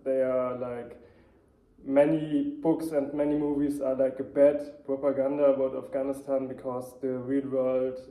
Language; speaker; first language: English; non-native, fluent; German